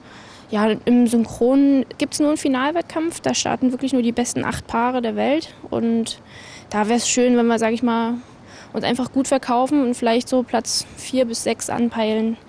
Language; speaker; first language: German; native; German